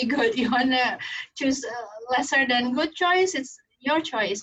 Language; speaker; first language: English; non-native, fluent; Indonesian